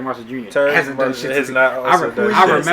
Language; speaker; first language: English; native; English